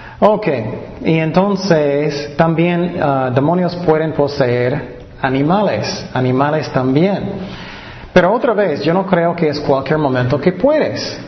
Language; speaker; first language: Spanish; non-native, fluent; English